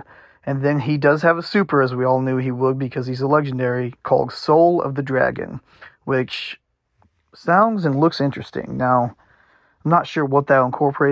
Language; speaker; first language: English; native; English